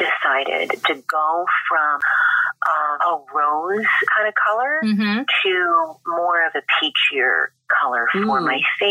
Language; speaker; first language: English; native; English